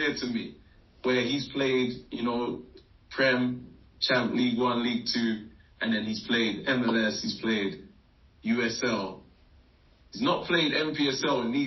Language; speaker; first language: English; native; English